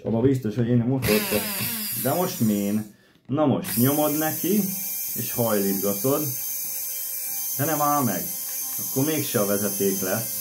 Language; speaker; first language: Hungarian; native; Hungarian